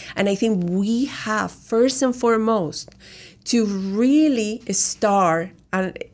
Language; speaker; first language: English; non-native, fluent; Spanish